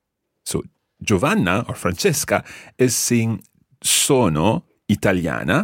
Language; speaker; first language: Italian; non-native, fluent; English